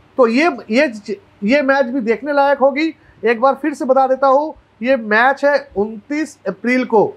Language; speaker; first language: Hindi; non-native, local second language; Bangla